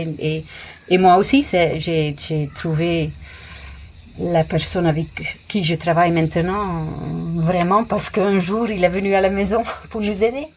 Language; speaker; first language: French; non-native, fluent; English